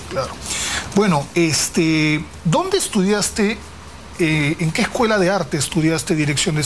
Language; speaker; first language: Spanish; native; Spanish